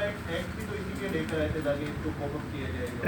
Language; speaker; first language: Urdu; native; Urdu